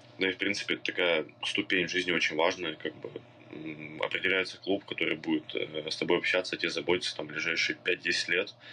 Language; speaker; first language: Russian; native; Russian